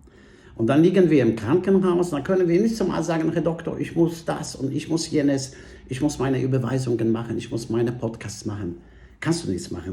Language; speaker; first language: German; non-native, fluent; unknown